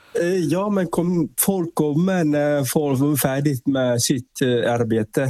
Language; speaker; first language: Swedish; non-native, fluent; Vietnamese